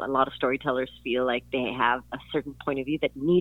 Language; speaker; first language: English; non-native, local second language; Urdu